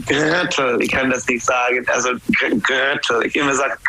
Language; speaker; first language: German; non-native, learner; English